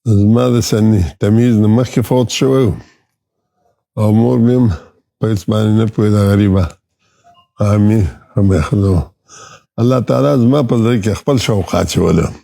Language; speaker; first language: Pashto; non-native, local second language; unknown